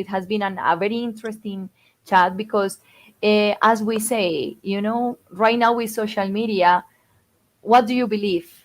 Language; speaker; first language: English; non-native, fluent; Spanish